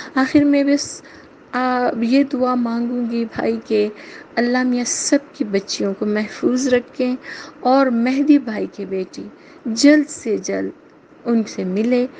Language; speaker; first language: Urdu; native; Urdu